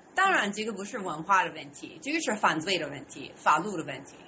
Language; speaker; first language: Chinese; non-native, learner; English